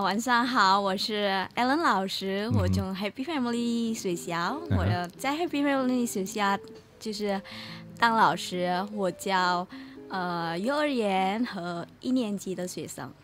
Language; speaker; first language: Chinese; non-native, fluent; Indonesian